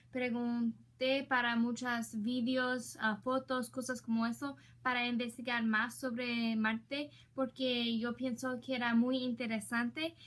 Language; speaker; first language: Spanish; non-native, learner; English